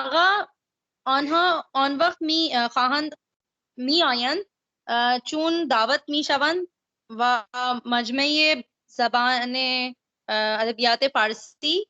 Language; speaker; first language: Persian; non-native, learner; Urdu